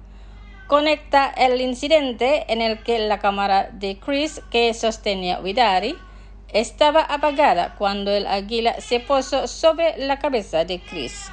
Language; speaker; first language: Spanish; non-native, fluent; Indonesian